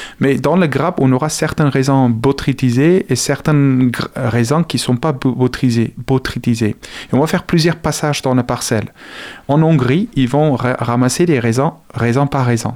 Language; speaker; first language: French; non-native, fluent; Afrikaans